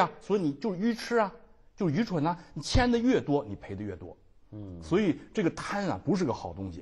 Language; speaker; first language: Chinese; native; Chinese